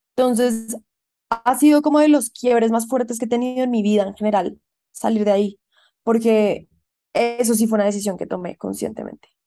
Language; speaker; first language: Spanish; native; Spanish